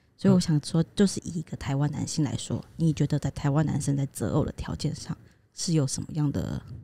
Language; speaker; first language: Chinese; native; Chinese